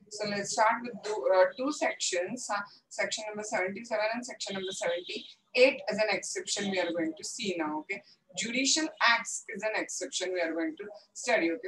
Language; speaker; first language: English; non-native, local second language; Marathi